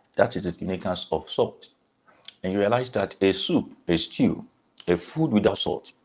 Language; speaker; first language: English; non-native, local second language; Yoruba